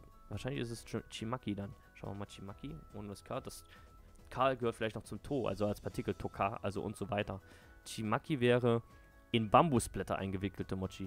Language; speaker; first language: German; native; German